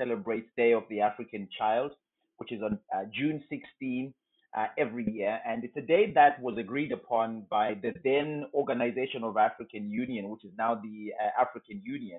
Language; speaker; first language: English; non-native, local second language; Shona